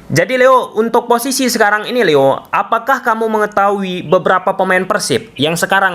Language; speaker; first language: Indonesian; native; Indonesian